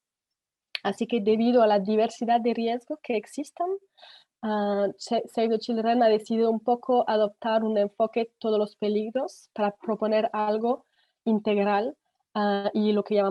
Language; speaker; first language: Spanish; non-native, fluent; French